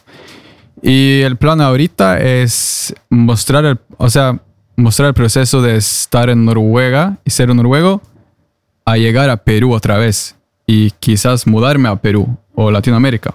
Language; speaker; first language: Spanish; non-native, fluent; Norwegian